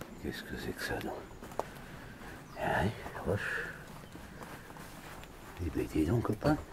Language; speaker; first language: French; native; French